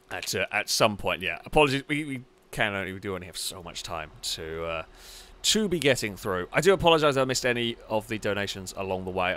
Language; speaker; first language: English; native; English